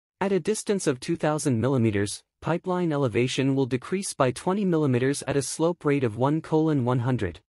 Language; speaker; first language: English; non-native, learner; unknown